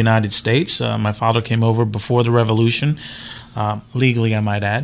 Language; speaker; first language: English; native; English